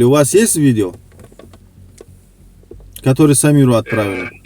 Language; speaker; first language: Russian; non-native, local second language; Tajik